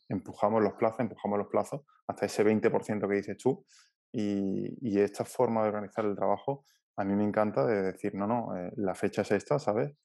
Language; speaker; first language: Spanish; native; Spanish